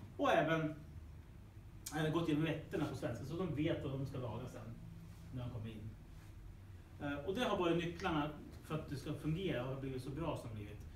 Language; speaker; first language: Swedish; native; Swedish